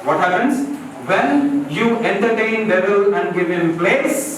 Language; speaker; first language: English; non-native, local second language; Telugu